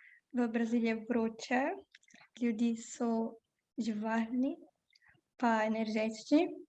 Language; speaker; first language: Slovenian; non-native, learner; Portuguese